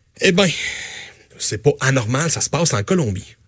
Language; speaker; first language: French; native; French